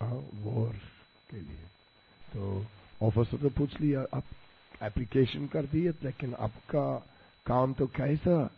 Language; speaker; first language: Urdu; non-native, learner; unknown